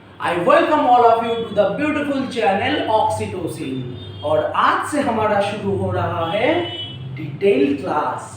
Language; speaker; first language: Hindi; non-native, local second language; Bangla